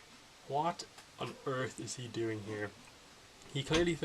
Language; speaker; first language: English; native; English